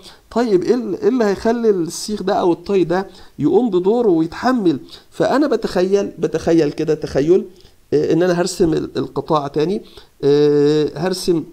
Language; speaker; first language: Arabic; native; Arabic